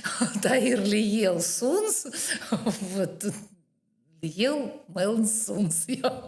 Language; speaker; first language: Latvian; non-native, learner; Russian